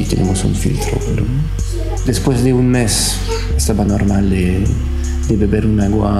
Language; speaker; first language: Spanish; non-native, fluent; French